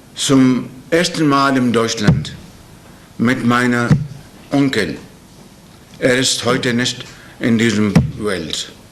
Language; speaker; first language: German; non-native, learner; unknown